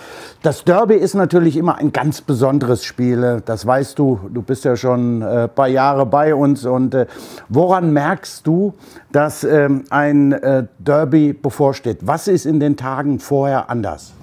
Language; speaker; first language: German; native; German